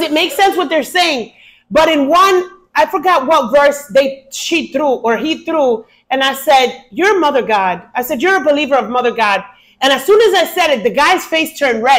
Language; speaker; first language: English; early bilingual, other home language; Spanish